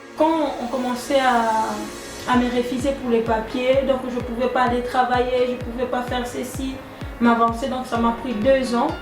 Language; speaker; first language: French; non-native, local second language; Lingala